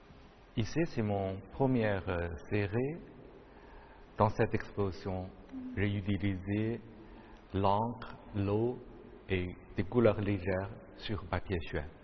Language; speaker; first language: French; non-native, learner; Chinese